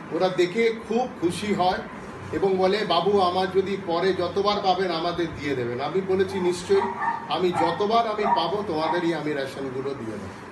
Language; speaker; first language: Bangla; native; Bangla